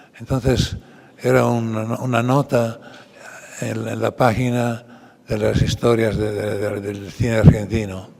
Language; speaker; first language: Spanish; non-native, fluent; Italian